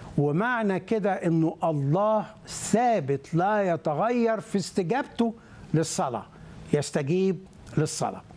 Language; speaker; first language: Arabic; native; Arabic